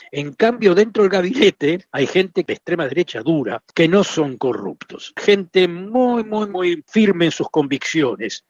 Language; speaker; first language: Spanish; native; Spanish